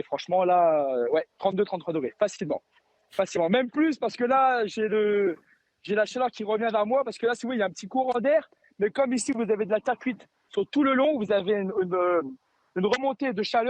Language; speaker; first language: French; native; French